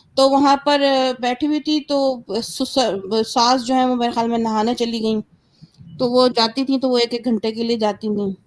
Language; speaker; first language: Urdu; native; Urdu